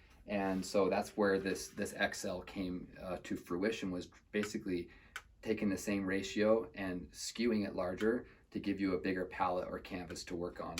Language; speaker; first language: English; native; English